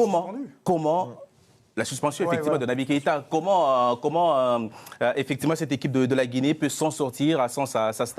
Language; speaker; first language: French; native; French